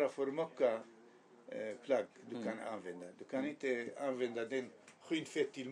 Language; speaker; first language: Swedish; non-native, learner; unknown